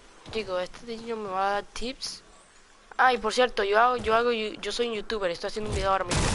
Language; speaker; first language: Spanish; early bilingual, other home language; English